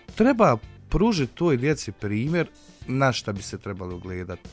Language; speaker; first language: Bosnian; native; Bosnian